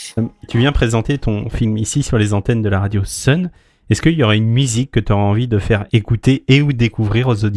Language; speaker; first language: French; native; French